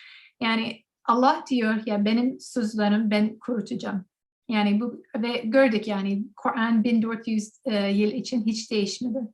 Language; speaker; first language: Turkish; non-native, learner; English